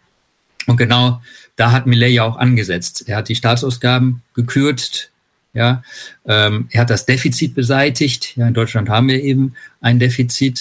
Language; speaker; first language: German; native; German